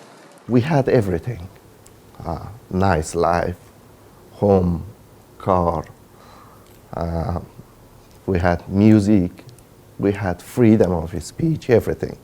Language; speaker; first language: English; non-native, learner; Persian